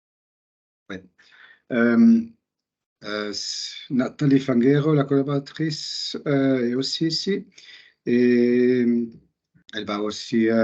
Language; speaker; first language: French; non-native, local second language; German